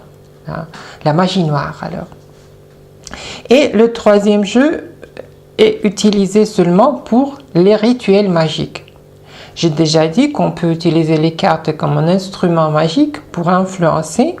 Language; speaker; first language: French; non-native, fluent; Russian